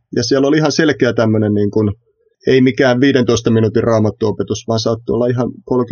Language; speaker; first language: Finnish; native; Finnish